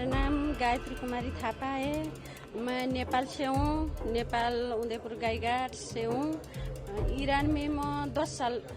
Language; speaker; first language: Hindi; non-native, learner; Nepali